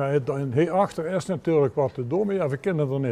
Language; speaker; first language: Dutch; native; Dutch